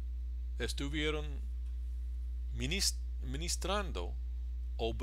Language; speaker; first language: Spanish; non-native, fluent; English